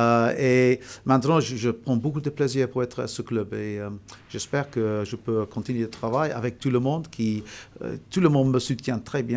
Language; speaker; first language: French; non-native, fluent; English